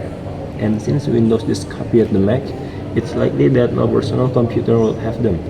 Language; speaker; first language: English; non-native, learner; Indonesian